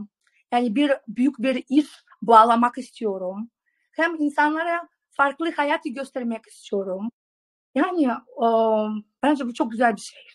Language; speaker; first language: Turkish; non-native, fluent; Russian